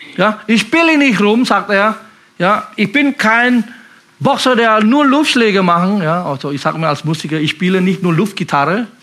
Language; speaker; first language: German; non-native, fluent; Indonesian